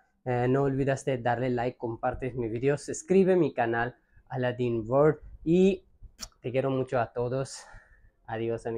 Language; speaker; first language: Spanish; non-native, learner; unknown